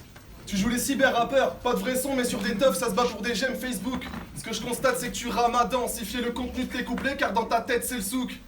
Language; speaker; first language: French; native; French